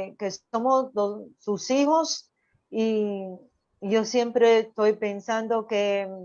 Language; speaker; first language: Spanish; early bilingual, heritage; Spanish